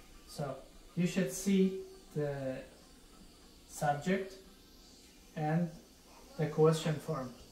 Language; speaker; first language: English; non-native, fluent; Persian